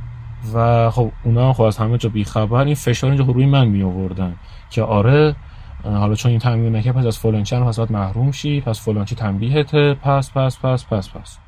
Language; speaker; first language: Persian; native; Persian